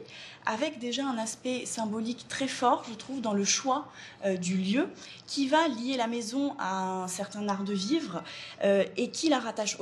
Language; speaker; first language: French; native; French